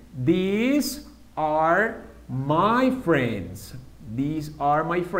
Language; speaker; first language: English; non-native, fluent; Spanish